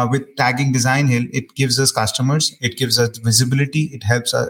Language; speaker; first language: English; non-native, local second language; Hindi